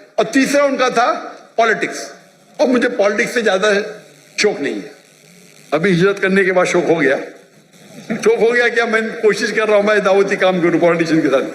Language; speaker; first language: Urdu; non-native, local second language; Konkani